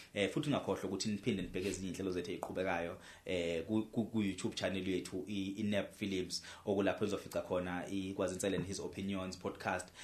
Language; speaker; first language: Zulu; native; Zulu